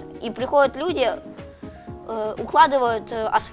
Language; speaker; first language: Russian; native; Russian